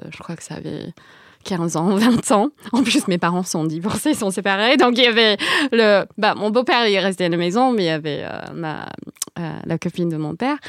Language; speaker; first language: French; non-native, fluent; English